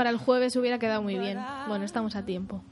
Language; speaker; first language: Spanish; native; Spanish